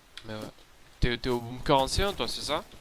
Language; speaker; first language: French; native; French